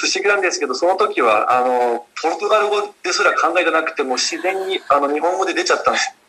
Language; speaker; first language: Japanese; non-native, fluent; Portuguese